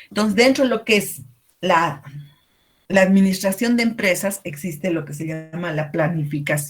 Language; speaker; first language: Spanish; native; Spanish